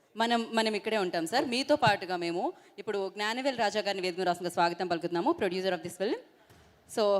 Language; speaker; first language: Telugu; native; Telugu